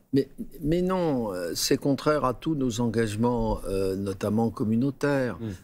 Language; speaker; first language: French; native; French